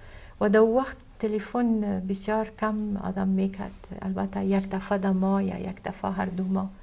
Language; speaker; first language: Persian; non-native, fluent; Arabic